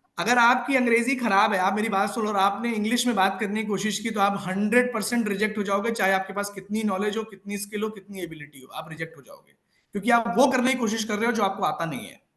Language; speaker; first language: Hindi; native; Hindi